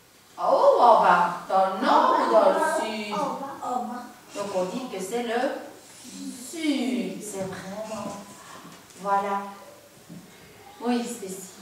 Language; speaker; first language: French; native; French